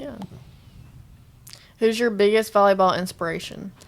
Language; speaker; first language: English; native; English